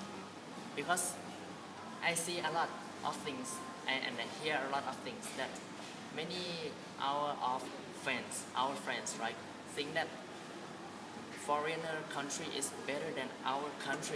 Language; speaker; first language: English; non-native, learner; Thai